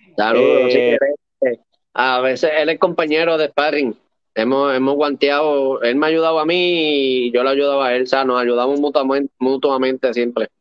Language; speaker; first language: Spanish; native; Spanish